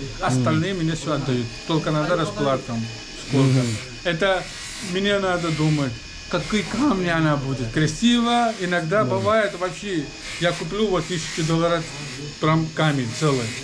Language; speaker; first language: Russian; non-native, learner; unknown